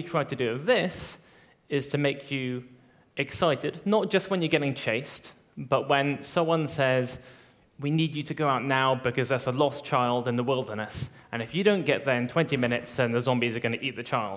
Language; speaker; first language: English; native; English